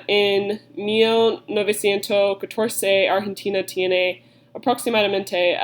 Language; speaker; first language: Spanish; non-native, learner; English